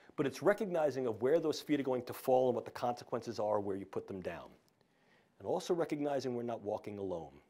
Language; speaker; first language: English; native; English